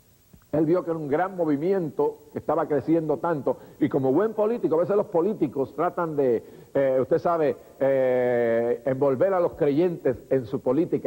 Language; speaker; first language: Spanish; native; Spanish